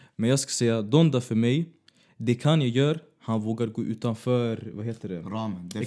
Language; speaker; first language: Swedish; native; Swedish